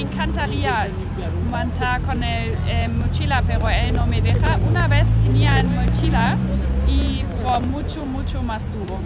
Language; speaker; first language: Spanish; non-native, learner; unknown